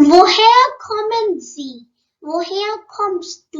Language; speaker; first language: German; non-native, learner; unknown